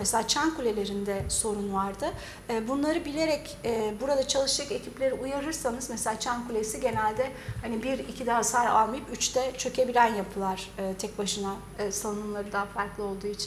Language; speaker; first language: Turkish; native; Turkish